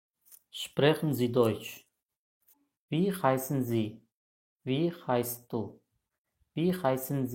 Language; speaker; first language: German; non-native, fluent; Turkmen